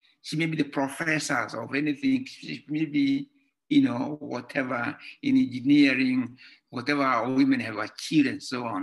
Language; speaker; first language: English; non-native, local second language; Kikuyu